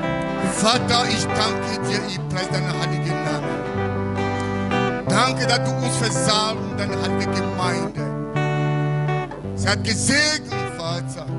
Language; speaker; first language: German; non-native, learner; French